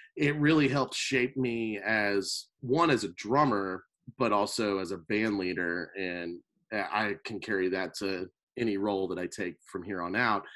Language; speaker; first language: English; native; English